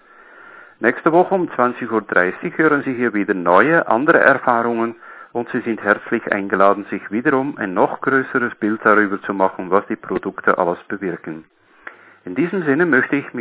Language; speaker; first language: German; native; German